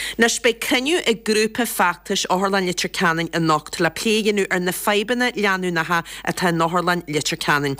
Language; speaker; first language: Irish; native; Irish